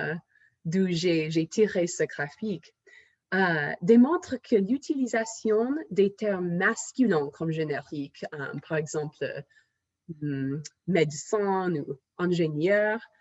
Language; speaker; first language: French; non-native, fluent; English